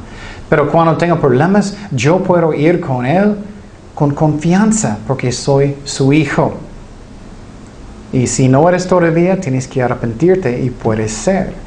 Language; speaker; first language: Spanish; non-native, fluent; English